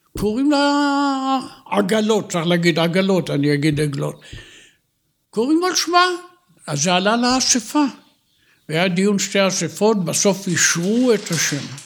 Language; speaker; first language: Hebrew; native; Hebrew